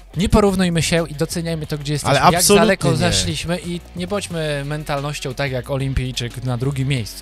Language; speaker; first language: Polish; native; Polish